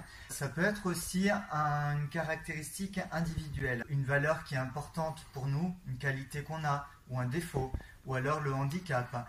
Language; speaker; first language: French; native; French